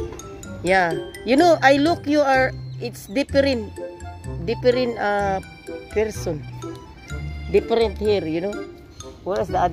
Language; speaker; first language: English; non-native, local second language; Filipino